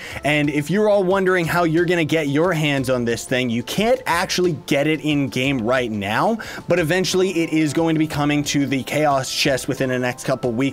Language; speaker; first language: English; native; English